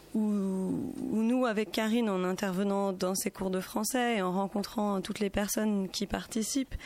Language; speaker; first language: French; native; French